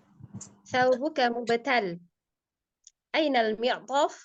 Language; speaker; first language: Arabic; non-native, learner; Indonesian